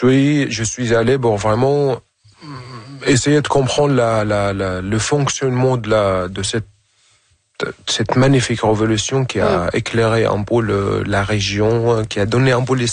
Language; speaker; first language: French; non-native, fluent; Arabic